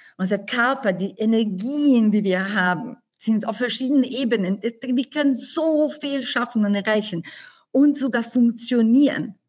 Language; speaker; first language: German; non-native, fluent; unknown